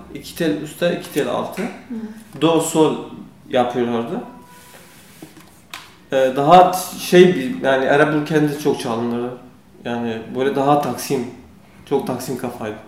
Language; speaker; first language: Turkish; non-native, learner; Kurdish